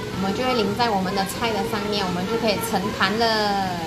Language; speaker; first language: Chinese; native; Chinese